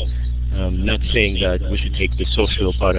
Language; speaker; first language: English; non-native, fluent; Greek